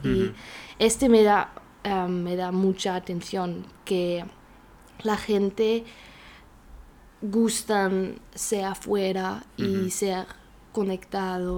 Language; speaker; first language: Spanish; non-native, learner; German